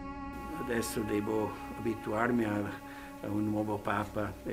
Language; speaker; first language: Italian; non-native, fluent; English